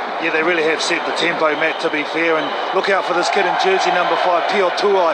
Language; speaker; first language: English; native; English